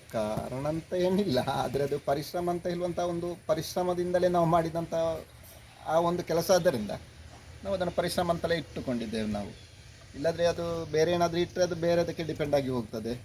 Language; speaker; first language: Kannada; native; Kannada